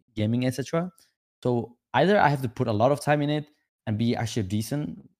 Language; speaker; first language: English; non-native, fluent; Vietnamese